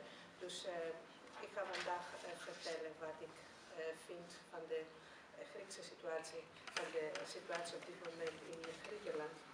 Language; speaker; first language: Dutch; non-native, fluent; Greek